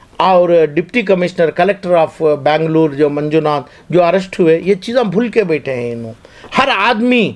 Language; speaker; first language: Hindi; non-native, local second language; Urdu